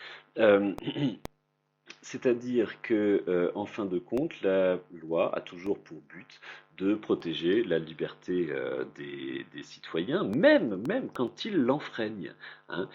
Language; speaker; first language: French; native; French